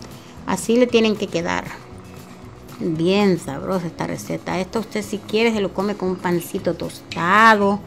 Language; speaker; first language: Spanish; native; Spanish